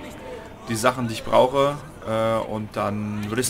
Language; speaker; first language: German; native; German